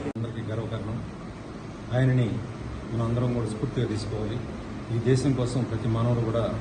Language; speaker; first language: Telugu; native; Telugu